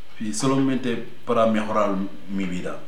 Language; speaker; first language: Spanish; non-native, learner; Wolof